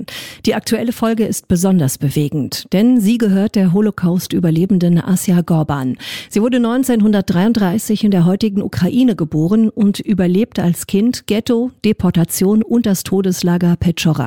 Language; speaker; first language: German; native; German